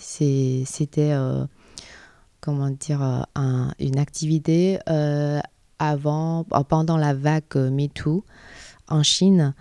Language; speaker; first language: French; non-native, learner; Chinese